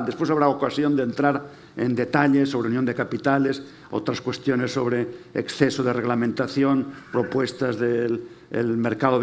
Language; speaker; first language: Spanish; native; Spanish